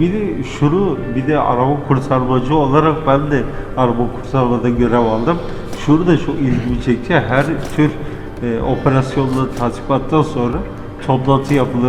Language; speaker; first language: Turkish; native; Turkish